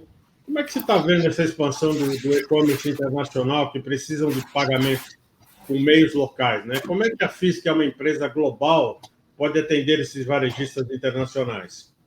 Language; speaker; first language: Portuguese; native; Portuguese